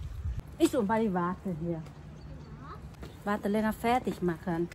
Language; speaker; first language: German; non-native, learner; Vietnamese